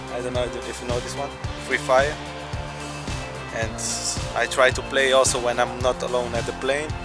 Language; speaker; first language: English; non-native, learner; Portuguese